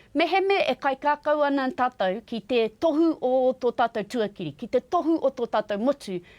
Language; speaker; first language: Māori; non-native, local second language; English